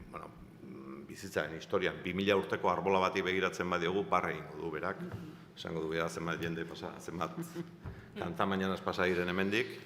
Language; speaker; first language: Basque; native; Basque